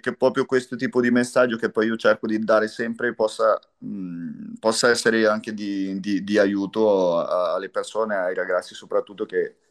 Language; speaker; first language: Italian; non-native, fluent; Portuguese